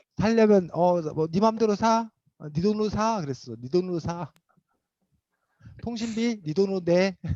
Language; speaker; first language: Korean; native; Korean